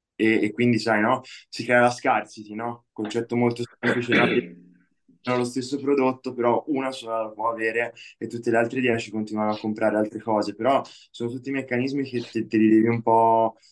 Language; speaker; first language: Italian; native; Italian